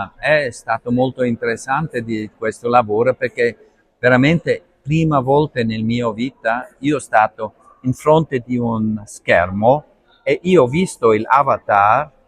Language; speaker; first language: Italian; non-native, learner; Arabic